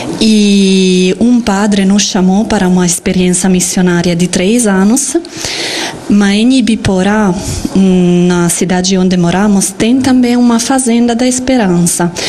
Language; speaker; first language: Portuguese; non-native, fluent; Italian